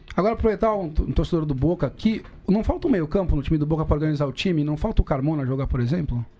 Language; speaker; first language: Portuguese; native; Portuguese